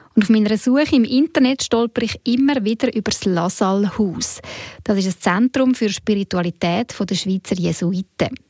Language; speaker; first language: German; native; German